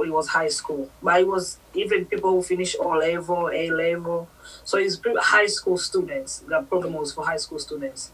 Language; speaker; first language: English; non-native, local second language; Swahili